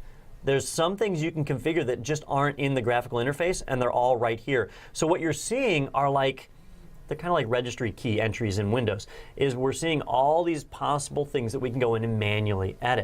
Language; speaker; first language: English; native; English